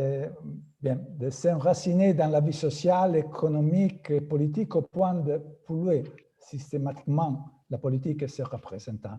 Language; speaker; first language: French; non-native, fluent; Italian